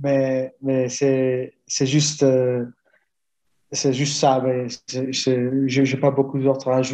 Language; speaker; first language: French; non-native, fluent; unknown